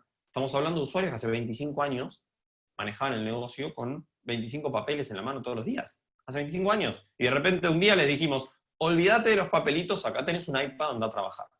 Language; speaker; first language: Spanish; native; Spanish